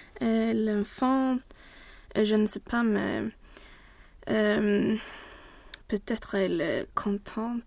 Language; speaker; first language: French; non-native, learner; Swedish